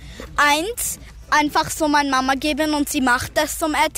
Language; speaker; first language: German; early bilingual, other home language; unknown